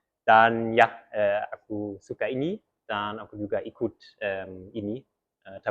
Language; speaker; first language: Indonesian; early bilingual, heritage; German